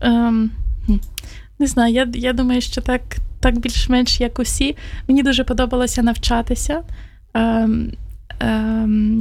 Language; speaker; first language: Ukrainian; native; Ukrainian